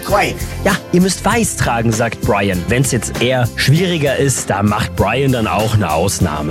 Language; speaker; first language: German; native; German